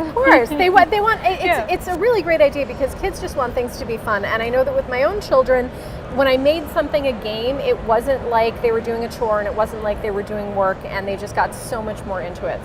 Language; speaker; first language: English; native; English